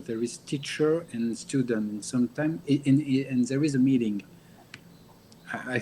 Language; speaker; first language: English; non-native, learner; French